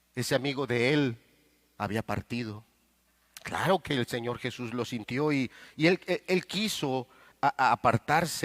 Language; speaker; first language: Spanish; native; Spanish